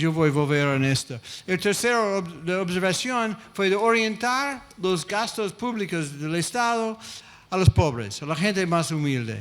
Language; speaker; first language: Spanish; non-native, fluent; English